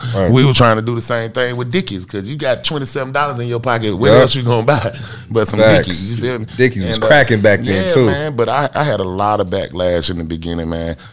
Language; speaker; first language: English; native; English